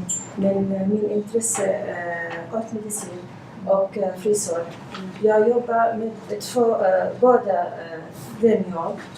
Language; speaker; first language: Swedish; non-native, learner; Arabic